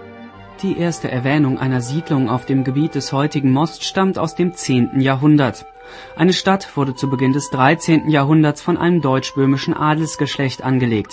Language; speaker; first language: German; native; German